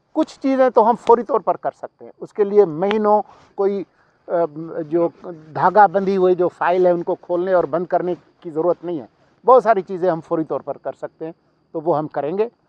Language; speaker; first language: Urdu; non-native, local second language; Sindhi